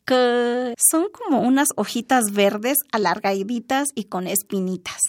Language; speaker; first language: Spanish; non-native, local second language; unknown